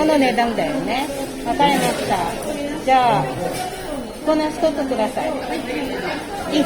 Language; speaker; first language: Japanese; non-native, fluent; Filipino